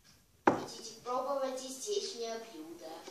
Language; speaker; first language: Russian; non-native, learner; Armenian